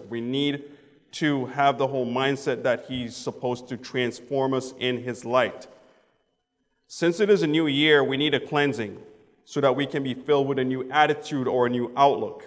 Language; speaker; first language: English; native; English